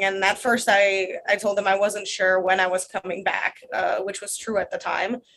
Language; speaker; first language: English; non-native, fluent; Russian